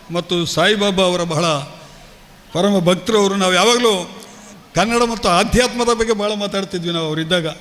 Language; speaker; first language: Kannada; non-native, local second language; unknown